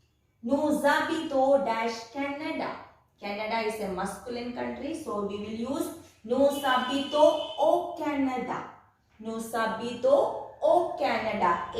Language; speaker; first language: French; non-native, fluent; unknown